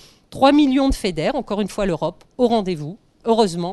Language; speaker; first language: French; native; French